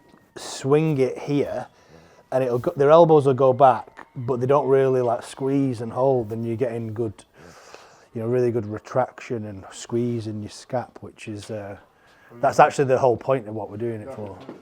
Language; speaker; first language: English; native; English